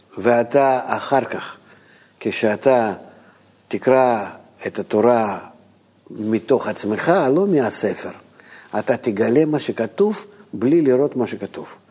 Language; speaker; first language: Hebrew; non-native, fluent; Russian